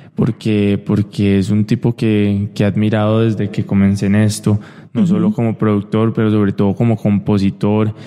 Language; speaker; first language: Spanish; early bilingual, heritage; Spanish